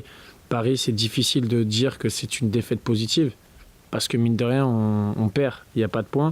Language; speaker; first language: French; native; French